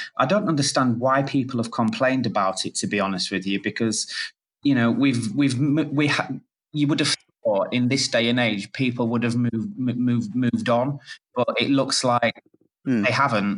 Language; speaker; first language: English; native; English